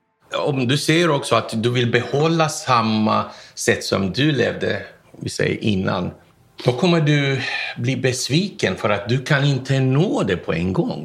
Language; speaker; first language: Swedish; non-native, fluent; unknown